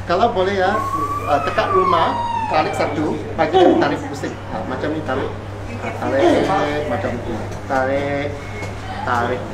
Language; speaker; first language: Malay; non-native, local second language; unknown